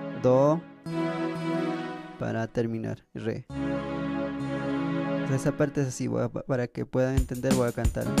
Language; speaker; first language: Spanish; native; Spanish